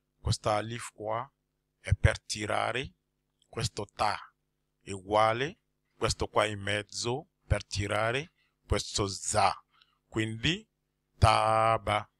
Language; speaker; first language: Italian; non-native, fluent; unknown